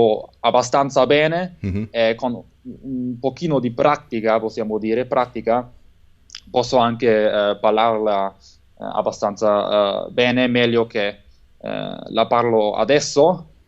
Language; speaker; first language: Italian; non-native, fluent; German